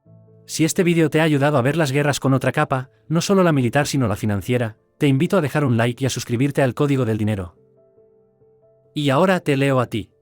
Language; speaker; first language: Spanish; native; Spanish